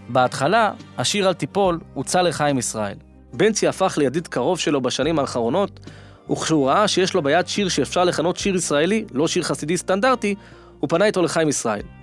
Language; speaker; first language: Hebrew; native; Hebrew